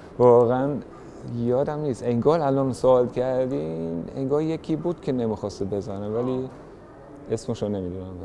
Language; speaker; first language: Persian; early bilingual, heritage; German